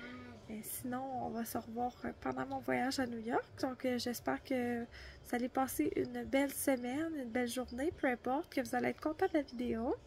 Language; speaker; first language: French; native; French